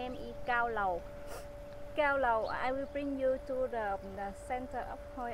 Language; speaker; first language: English; non-native, fluent; Vietnamese